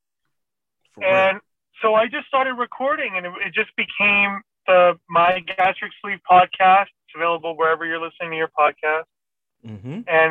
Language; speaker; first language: English; non-native, fluent; Persian